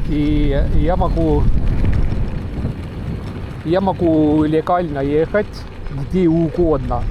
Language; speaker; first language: Russian; non-native, local second language; Estonian